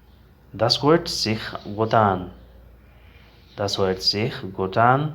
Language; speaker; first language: German; non-native, learner; Urdu